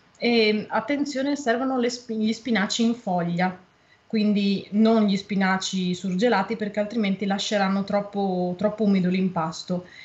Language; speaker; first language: Italian; native; Italian